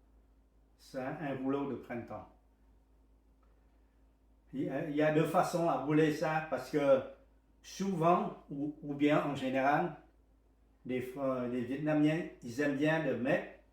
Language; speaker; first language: French; non-native, learner; Vietnamese